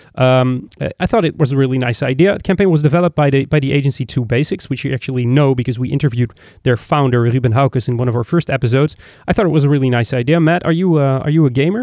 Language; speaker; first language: English; non-native, fluent; Dutch